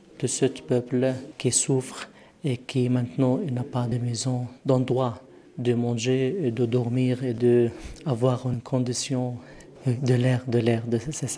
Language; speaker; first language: French; non-native, fluent; Arabic